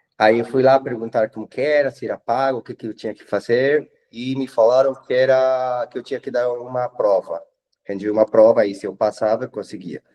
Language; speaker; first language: Portuguese; non-native, fluent; Spanish